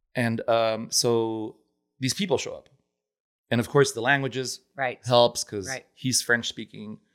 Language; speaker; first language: English; non-native, fluent; Italian